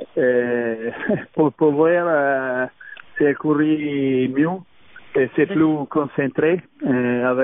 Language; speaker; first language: French; non-native, learner; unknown